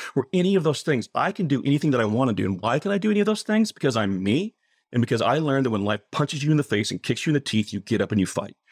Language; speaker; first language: English; native; English